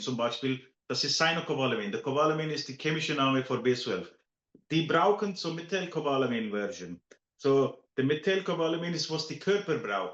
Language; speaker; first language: German; non-native, fluent; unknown